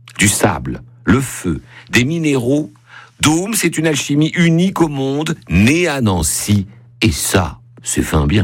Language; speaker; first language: French; native; French